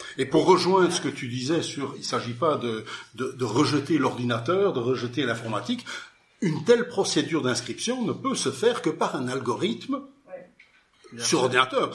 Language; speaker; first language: French; native; French